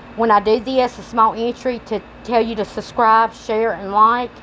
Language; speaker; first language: English; native; English